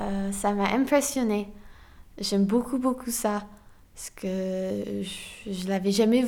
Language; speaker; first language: French; non-native, fluent; English